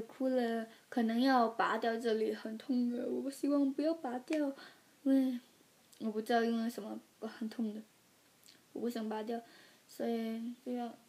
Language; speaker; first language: Chinese; early bilingual, heritage; Chinese